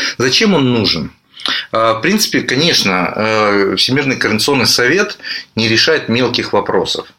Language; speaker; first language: Russian; native; Russian